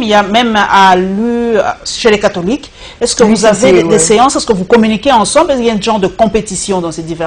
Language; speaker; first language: French; non-native, local second language; Lingala